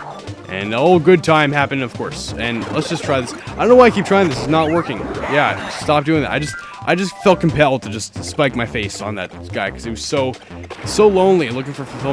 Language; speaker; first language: English; native; English